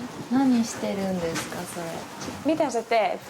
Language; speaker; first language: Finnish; non-native, learner; Japanese